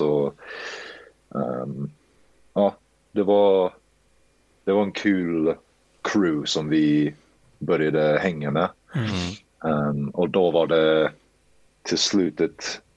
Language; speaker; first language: Swedish; early bilingual, heritage; Swedish